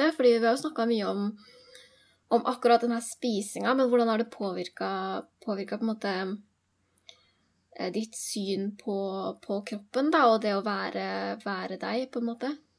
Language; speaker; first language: Norwegian; native; Norwegian